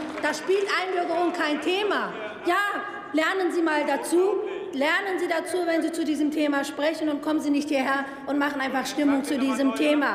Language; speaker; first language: German; early bilingual, other home language; Turkish